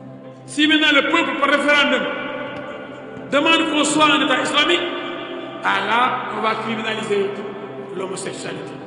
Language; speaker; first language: French; non-native, local second language; Wolof